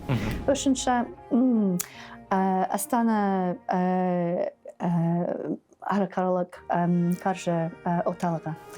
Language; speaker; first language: Kazakh; non-native, learner; English